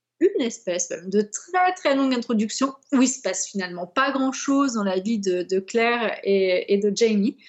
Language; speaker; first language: French; native; French